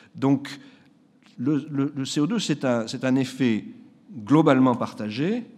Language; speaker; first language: French; native; French